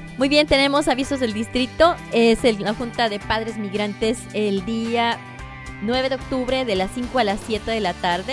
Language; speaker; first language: Spanish; native; Spanish